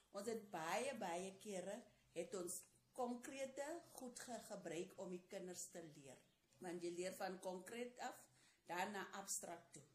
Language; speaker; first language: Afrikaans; non-native, local second language; Xhosa